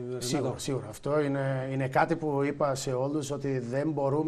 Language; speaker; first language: Greek; non-native, fluent; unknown